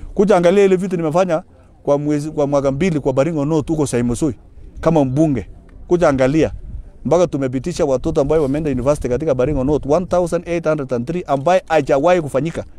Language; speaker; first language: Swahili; non-native, local second language; Kalenjin